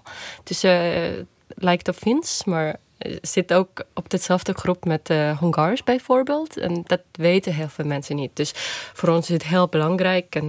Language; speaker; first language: Dutch; non-native, fluent; Estonian